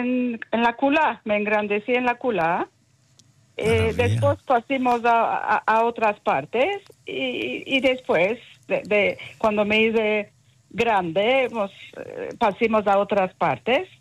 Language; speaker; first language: Spanish; early bilingual, heritage; Ladino